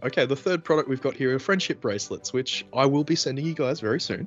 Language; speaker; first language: English; native; English